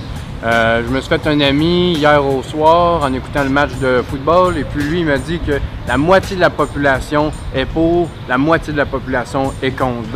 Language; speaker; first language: French; native; French